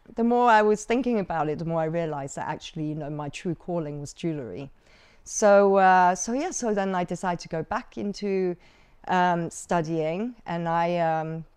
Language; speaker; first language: English; early bilingual, other home language; Cantonese